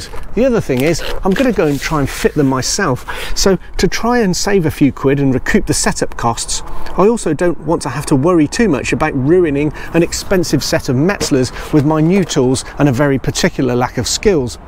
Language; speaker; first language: English; native; English